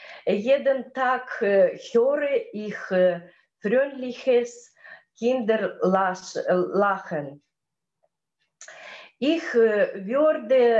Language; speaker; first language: German; non-native, learner; Russian